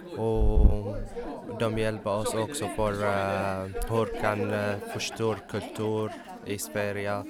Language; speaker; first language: Swedish; non-native, learner; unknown